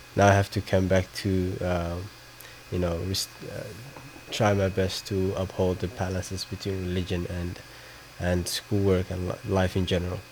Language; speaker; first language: English; non-native, fluent; Somali